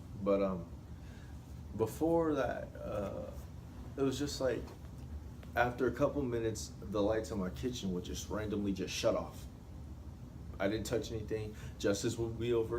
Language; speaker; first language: English; native; English